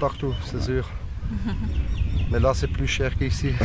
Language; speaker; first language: French; non-native, local second language; Malagasy